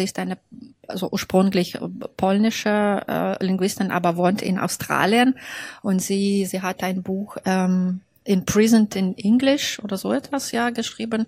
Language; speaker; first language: German; non-native, fluent; Belarusian